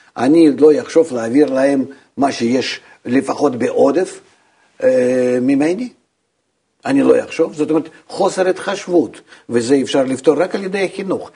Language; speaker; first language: Hebrew; non-native, fluent; Russian